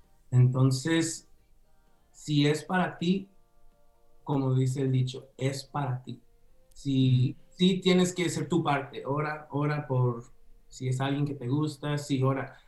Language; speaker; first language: Spanish; early bilingual, heritage; Spanish